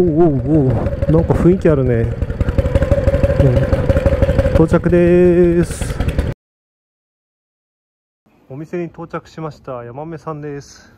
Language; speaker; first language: Japanese; native; Japanese